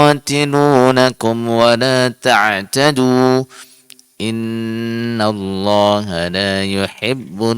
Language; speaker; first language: Arabic; non-native, fluent; Indonesian